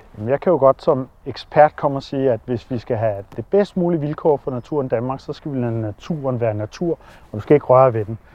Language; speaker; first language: Danish; native; Danish